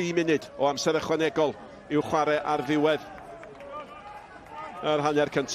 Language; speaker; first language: Welsh; native; Welsh